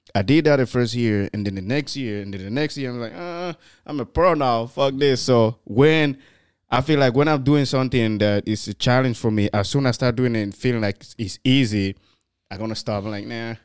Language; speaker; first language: English; non-native, fluent; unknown